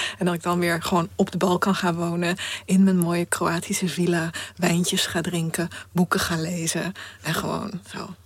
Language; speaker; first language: Dutch; early bilingual, other home language; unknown